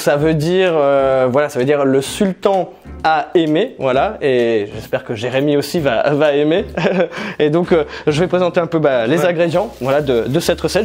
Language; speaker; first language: French; native; French